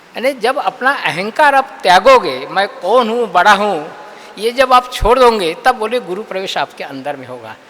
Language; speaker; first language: Hindi; non-native, local second language; Marathi